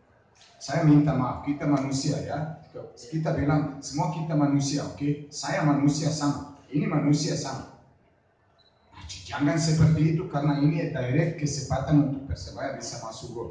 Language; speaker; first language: Indonesian; non-native, fluent; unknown